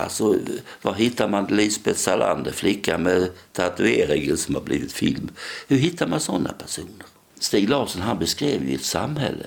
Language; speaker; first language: Swedish; native; Swedish